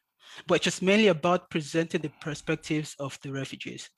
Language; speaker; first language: English; native; English